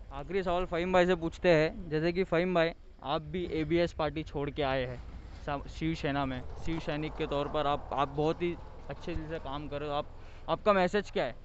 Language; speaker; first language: Hindi; native; Hindi